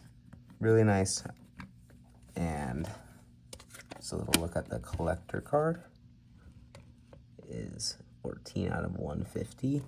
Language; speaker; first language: English; native; English